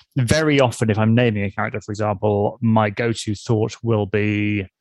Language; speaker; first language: English; native; English